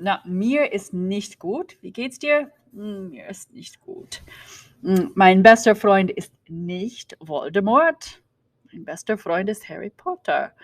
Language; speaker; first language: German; non-native, fluent; English